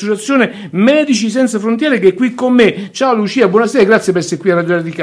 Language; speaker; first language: Italian; native; Italian